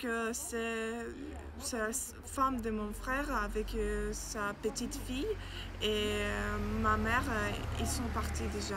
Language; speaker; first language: French; non-native, learner; Ukrainian